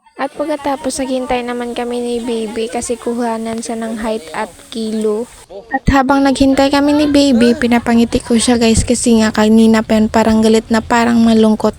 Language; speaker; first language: Filipino; non-native, local second language; Cebuano